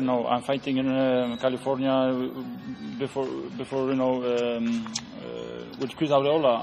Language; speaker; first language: English; non-native, learner; Polish